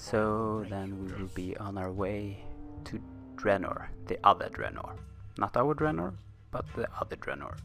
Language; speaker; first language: English; non-native, fluent; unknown